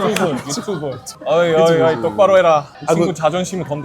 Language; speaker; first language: Korean; non-native, fluent; English